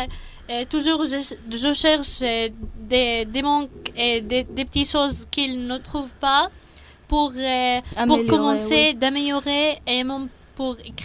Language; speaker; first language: French; non-native, learner; Arabic